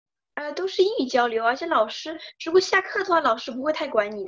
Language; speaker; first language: Chinese; early bilingual, other home language; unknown